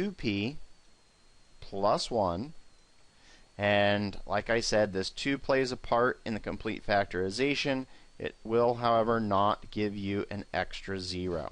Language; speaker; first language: English; native; English